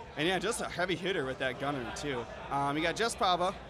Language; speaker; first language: English; native; English